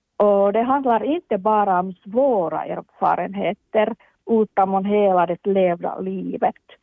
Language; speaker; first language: Swedish; non-native, local second language; Finnish